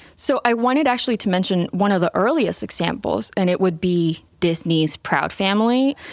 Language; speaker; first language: English; non-native, fluent; Spanish